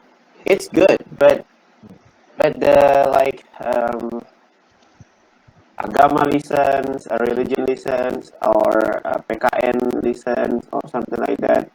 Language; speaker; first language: English; non-native, learner; Indonesian